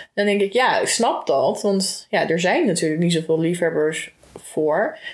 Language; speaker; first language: Dutch; native; Dutch